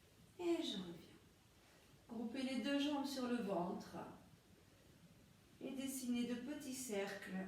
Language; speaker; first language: French; native; French